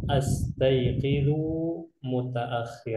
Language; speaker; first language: Arabic; non-native, fluent; Indonesian